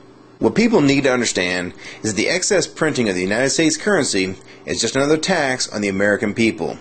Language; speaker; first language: English; native; English